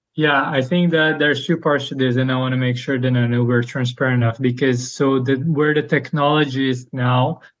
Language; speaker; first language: English; non-native, fluent; Portuguese